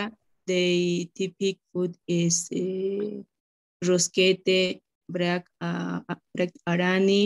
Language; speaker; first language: English; non-native, learner; Spanish